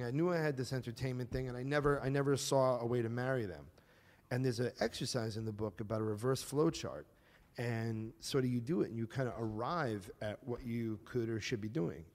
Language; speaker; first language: English; native; English